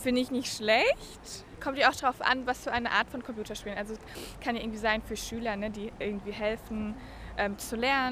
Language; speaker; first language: German; native; German